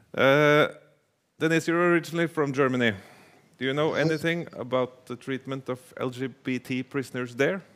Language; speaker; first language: English; non-native, fluent; Norwegian